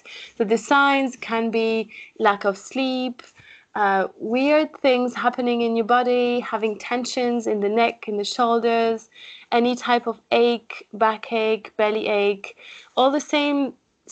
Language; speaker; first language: English; non-native, fluent; French